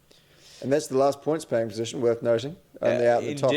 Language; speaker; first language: English; native; English